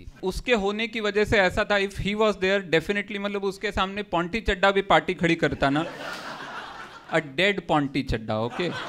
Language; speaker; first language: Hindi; native; Hindi